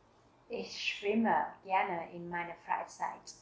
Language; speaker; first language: German; non-native, fluent; Vietnamese